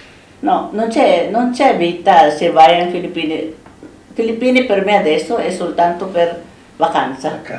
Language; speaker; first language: Italian; non-native, fluent; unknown